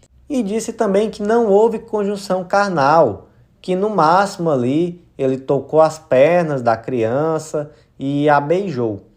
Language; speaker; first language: Portuguese; native; Portuguese